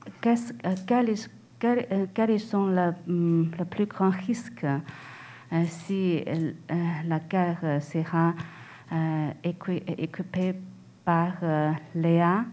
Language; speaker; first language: French; non-native, learner; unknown